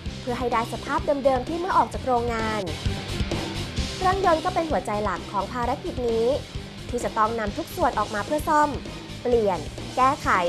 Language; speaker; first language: Thai; native; Thai